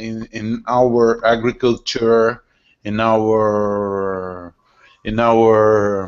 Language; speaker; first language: English; non-native, learner; Portuguese